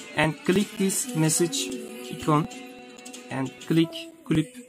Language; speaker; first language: English; non-native, learner; Turkish